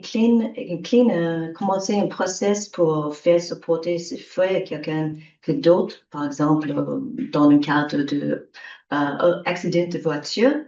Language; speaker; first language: French; non-native, learner; English